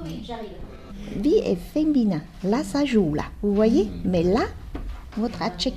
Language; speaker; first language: French; non-native, fluent; Vietnamese